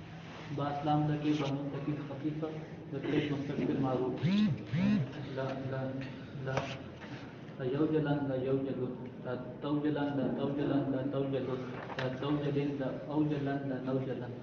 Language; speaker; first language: Arabic; non-native, learner; Urdu